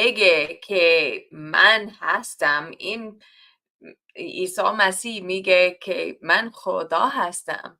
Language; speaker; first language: Persian; non-native, learner; English